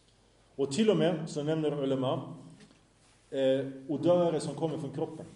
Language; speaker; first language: Swedish; early bilingual, other home language; Arabic